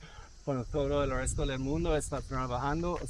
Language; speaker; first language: Spanish; non-native, learner; English